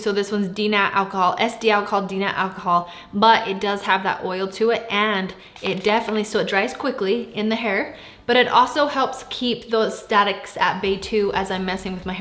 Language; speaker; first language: English; native; English